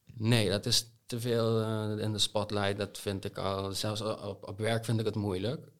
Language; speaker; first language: Dutch; non-native, local second language; Papiamento